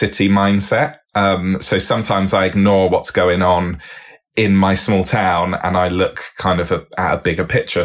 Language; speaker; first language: English; native; English